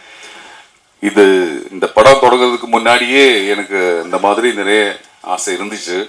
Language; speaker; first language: Tamil; non-native, learner; Malayalam